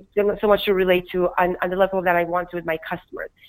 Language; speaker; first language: English; non-native, fluent; Persian